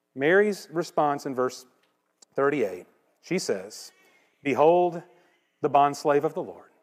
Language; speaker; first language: English; native; English